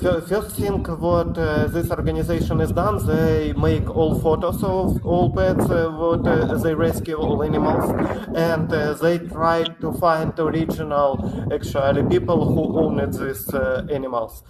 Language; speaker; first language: English; non-native, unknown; Ukrainian